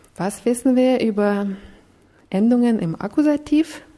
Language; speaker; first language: German; non-native, fluent; Russian